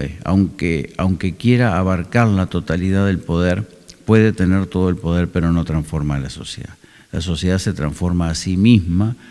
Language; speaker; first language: Spanish; native; Spanish